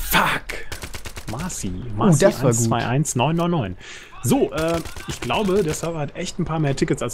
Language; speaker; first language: German; native; German